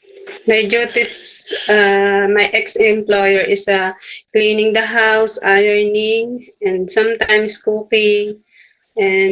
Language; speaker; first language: English; non-native, learner; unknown